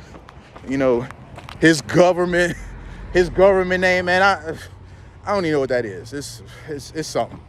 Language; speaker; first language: English; native; English